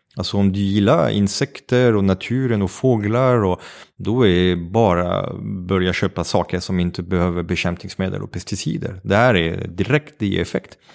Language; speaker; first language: Swedish; non-native, fluent; French